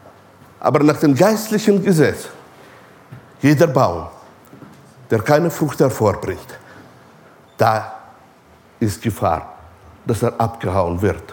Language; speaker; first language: German; non-native, fluent; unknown